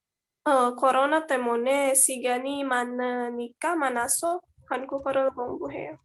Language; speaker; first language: Korean; non-native, learner; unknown